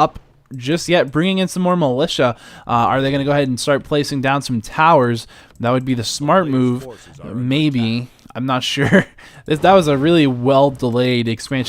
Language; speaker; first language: English; native; English